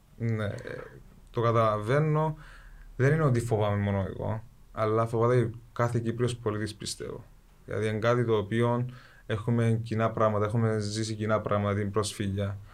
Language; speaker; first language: Greek; early bilingual, other home language; Kurdish